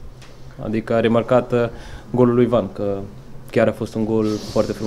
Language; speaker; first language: Romanian; non-native, fluent; Portuguese